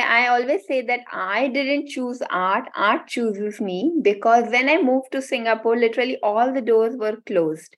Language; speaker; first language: English; non-native, local second language; Hindi